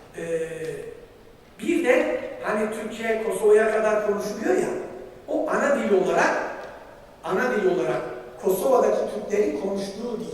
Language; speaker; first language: Turkish; native; Turkish